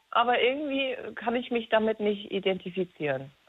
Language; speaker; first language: German; native; German